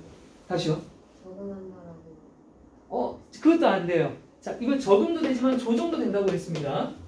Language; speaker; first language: Korean; native; Korean